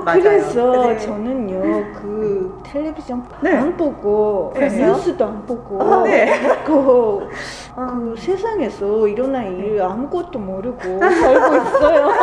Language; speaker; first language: Korean; non-native, fluent; Japanese